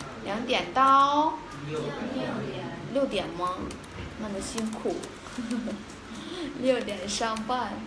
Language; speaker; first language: Chinese; non-native, fluent; Vietnamese